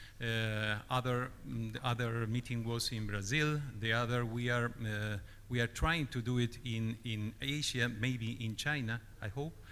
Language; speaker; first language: English; non-native, fluent; Spanish